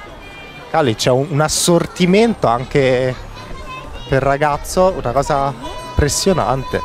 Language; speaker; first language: Italian; native; Italian